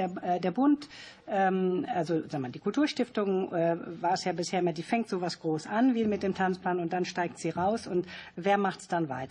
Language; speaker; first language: German; native; German